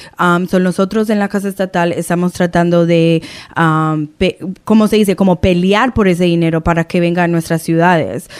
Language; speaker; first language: Spanish; early bilingual, heritage; Spanish